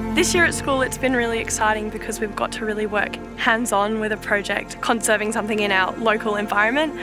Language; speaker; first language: English; native; English